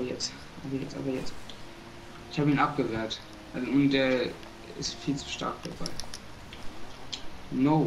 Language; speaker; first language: German; native; German